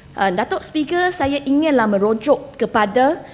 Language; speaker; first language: Malay; non-native, local second language; Chinese